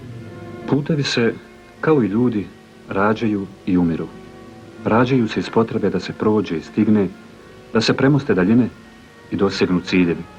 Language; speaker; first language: Bosnian; native; Bosnian